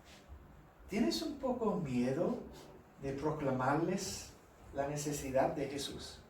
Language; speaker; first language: Spanish; non-native, fluent; English